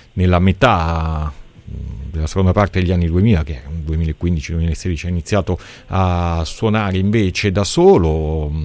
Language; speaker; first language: Italian; native; Italian